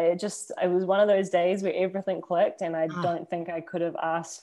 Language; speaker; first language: English; native; English